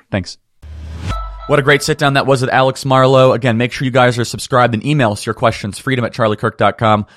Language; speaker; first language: English; native; English